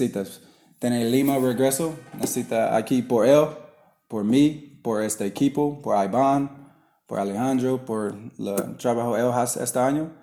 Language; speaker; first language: Spanish; non-native, learner; English